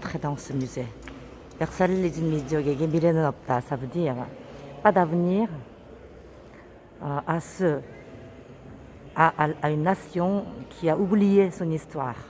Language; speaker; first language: French; non-native, fluent; Korean